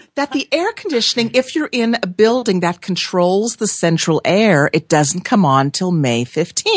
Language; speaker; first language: English; native; English